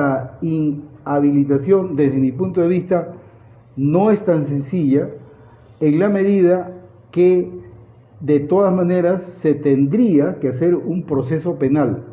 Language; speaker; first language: Spanish; native; Spanish